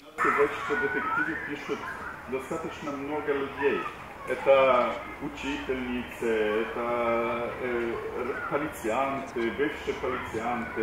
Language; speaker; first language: Russian; non-native, fluent; Swedish